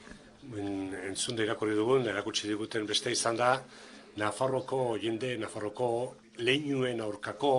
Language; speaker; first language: Basque; native; Basque